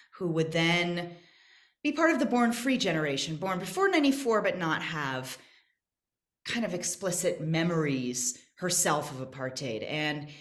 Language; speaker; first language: English; native; English